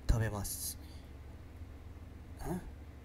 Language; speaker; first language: Japanese; non-native, learner; English